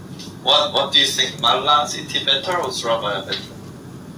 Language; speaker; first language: English; non-native, learner; Korean